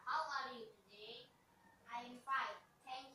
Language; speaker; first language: English; non-native, learner; Indonesian